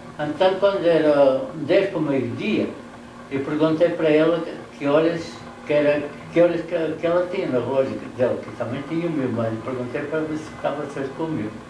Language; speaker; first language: Portuguese; native; Portuguese